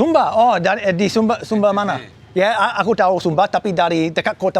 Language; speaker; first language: Indonesian; non-native, fluent; English